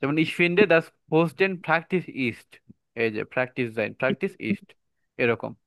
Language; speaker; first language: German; non-native, learner; Bangla